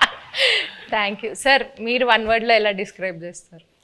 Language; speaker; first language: Telugu; native; Telugu